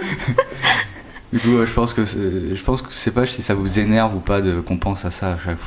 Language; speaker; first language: French; native; French